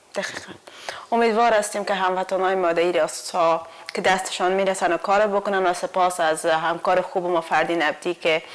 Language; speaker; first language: Persian; native; Persian